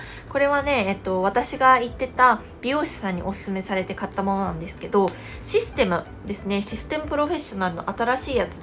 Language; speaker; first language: Japanese; non-native, fluent; Korean